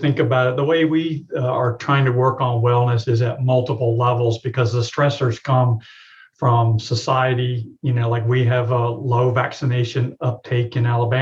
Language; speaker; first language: English; native; English